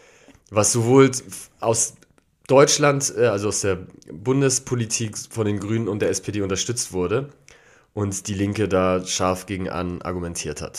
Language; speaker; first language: German; native; German